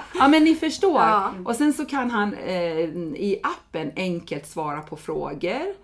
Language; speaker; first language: Swedish; non-native, fluent; Persian